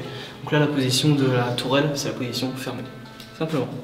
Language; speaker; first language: French; native; French